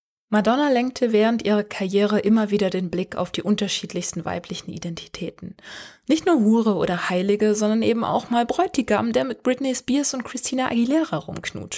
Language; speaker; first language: German; native; German